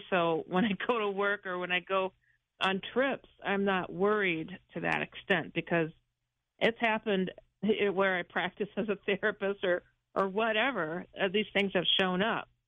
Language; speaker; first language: English; native; English